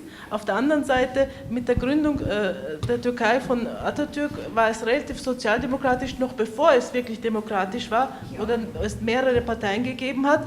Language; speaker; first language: German; early bilingual, other home language; Turkish